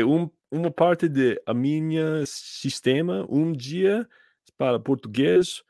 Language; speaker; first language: Portuguese; non-native, learner; English